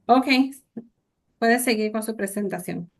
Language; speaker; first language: Spanish; early bilingual, heritage; Spanish